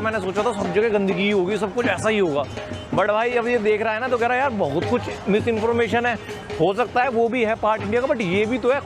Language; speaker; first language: Hindi; native; Hindi